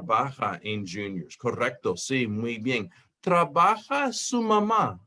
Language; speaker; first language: Spanish; non-native, fluent; English